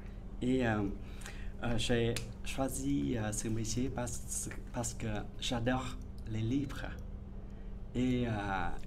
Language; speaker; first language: French; non-native, fluent; Vietnamese